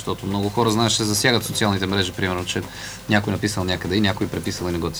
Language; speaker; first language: Bulgarian; native; Bulgarian